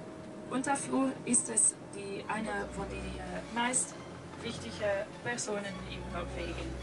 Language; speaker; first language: German; non-native, fluent; Norwegian